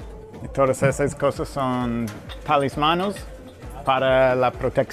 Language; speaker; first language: Spanish; non-native, fluent; English